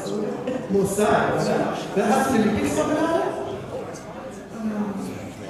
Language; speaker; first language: German; native; German